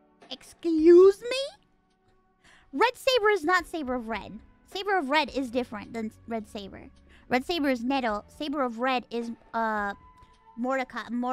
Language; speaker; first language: English; early bilingual, other home language; Spanish